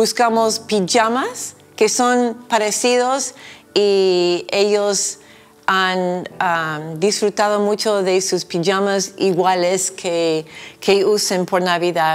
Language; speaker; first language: Spanish; non-native, fluent; English